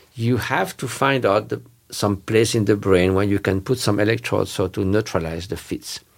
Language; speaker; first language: English; non-native, fluent; French